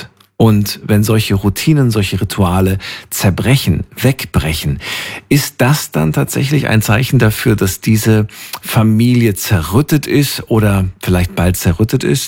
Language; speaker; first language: German; native; German